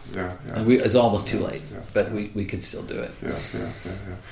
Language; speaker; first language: English; early bilingual, other home language; Swiss German